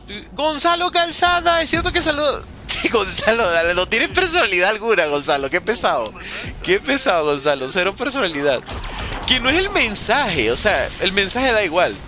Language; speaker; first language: Spanish; native; Spanish